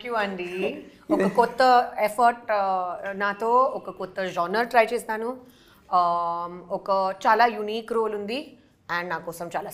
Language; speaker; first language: Telugu; non-native, local second language; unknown